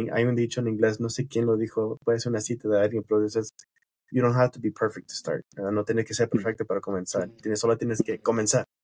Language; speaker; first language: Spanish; non-native, fluent; English